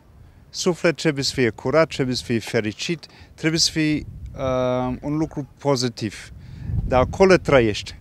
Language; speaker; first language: Romanian; early bilingual, heritage; English